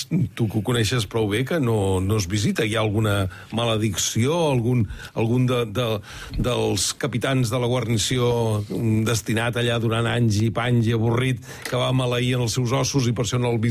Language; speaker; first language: Catalan; native; Catalan